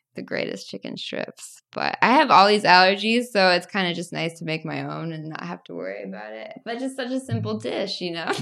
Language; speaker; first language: English; native; English